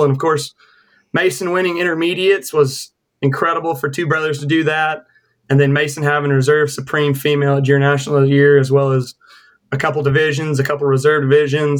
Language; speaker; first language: English; native; English